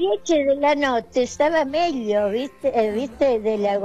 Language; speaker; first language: Italian; early bilingual, heritage; Spanish